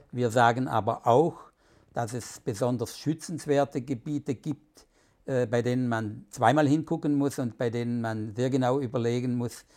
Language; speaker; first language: German; native; German